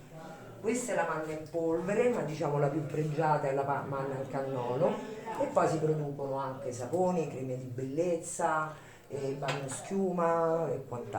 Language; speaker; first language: Italian; native; Italian